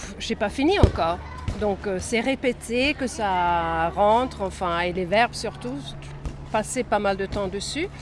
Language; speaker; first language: French; non-native, fluent; Swedish